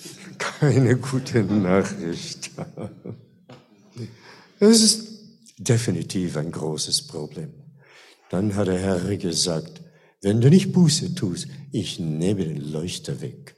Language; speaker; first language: German; non-native, fluent; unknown